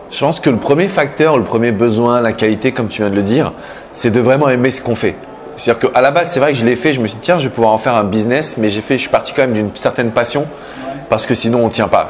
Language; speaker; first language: French; native; French